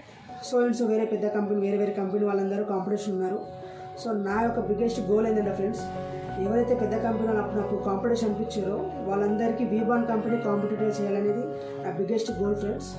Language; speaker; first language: Telugu; native; Telugu